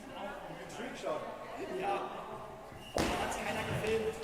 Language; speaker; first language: German; native; German